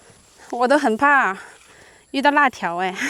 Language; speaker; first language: Chinese; native; Chinese